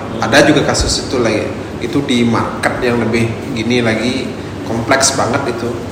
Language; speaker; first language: Indonesian; non-native, local second language; Balinese